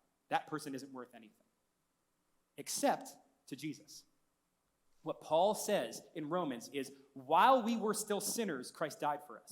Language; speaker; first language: English; native; English